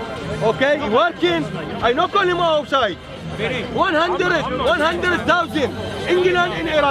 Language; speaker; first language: English; non-native, learner; Arabic